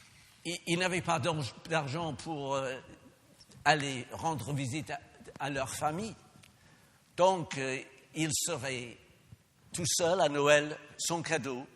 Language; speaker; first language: French; non-native, fluent; English